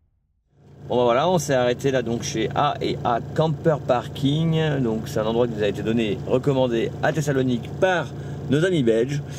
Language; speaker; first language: French; native; French